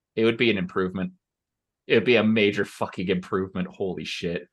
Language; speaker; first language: English; native; English